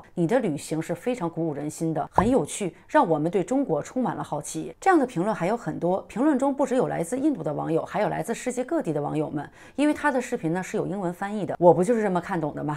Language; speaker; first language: Chinese; native; Chinese